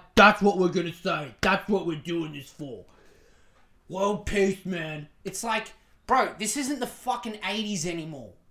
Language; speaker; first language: English; native; English